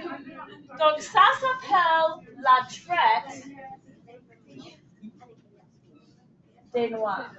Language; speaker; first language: French; non-native, fluent; English